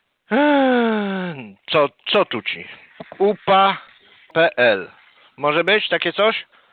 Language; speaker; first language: Polish; native; Polish